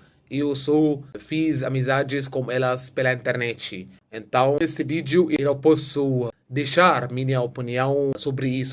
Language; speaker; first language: Portuguese; non-native, fluent; Arabic